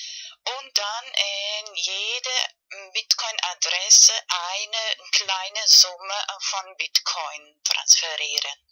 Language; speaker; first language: German; non-native, fluent; Spanish